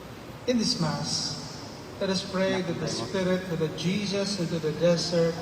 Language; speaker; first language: English; non-native, local second language; Filipino